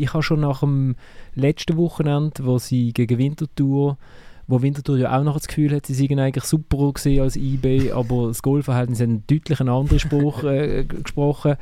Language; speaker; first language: German; native; German